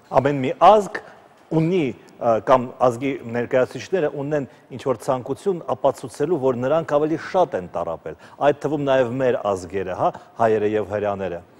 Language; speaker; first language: Armenian; native; Armenian